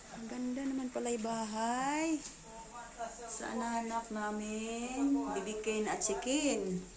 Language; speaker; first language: Filipino; non-native, local second language; Cebuano